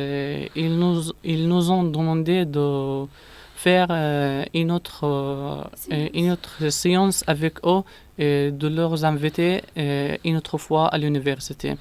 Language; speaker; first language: French; non-native, learner; Arabic